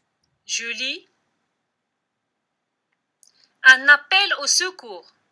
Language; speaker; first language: French; non-native, local second language; Arabic